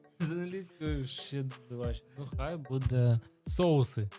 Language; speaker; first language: Ukrainian; non-native, local second language; Russian